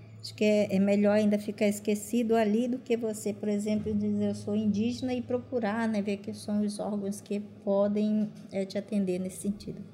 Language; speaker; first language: Portuguese; non-native, local second language; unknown